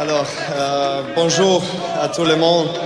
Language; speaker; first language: French; non-native, learner; Serbian